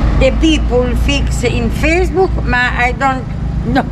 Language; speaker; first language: English; non-native, learner; Italian